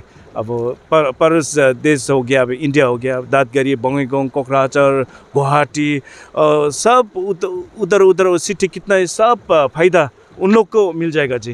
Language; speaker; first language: Hindi; non-native, fluent; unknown